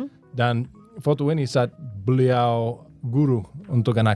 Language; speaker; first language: Indonesian; non-native, learner; English